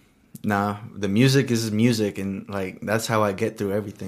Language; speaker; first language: English; early bilingual, other home language; Spanish